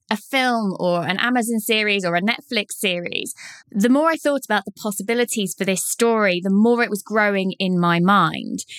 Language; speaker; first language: English; native; English